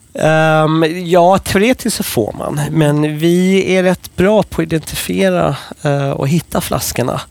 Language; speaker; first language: Swedish; non-native, fluent; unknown